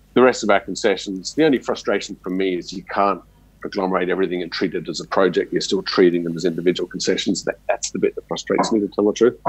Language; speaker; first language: English; native; English